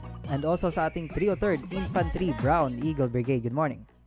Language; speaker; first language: English; non-native, local second language; Filipino